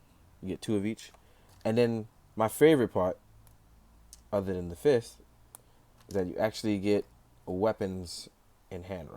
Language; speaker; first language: English; native; English